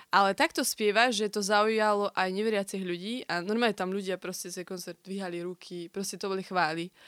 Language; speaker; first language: Slovak; native; Slovak